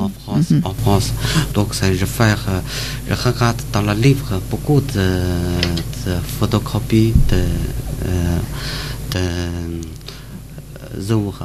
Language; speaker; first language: French; non-native, learner; Chinese